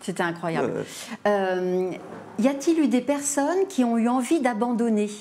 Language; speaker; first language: French; native; French